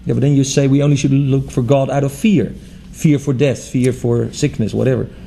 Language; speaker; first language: English; non-native, fluent; Dutch